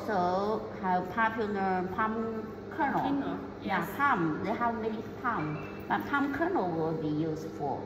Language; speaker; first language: English; non-native, learner; Chinese